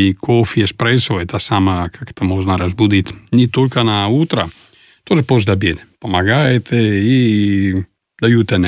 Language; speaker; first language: Russian; non-native, learner; Italian